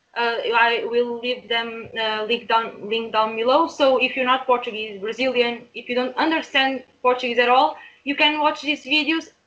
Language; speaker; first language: English; non-native, fluent; Portuguese